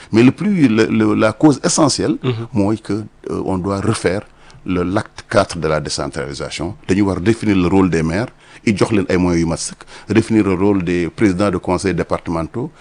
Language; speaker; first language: French; non-native, local second language; Wolof